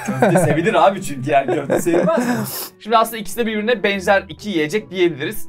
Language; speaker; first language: Turkish; native; Turkish